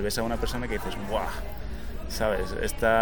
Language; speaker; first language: Spanish; native; Spanish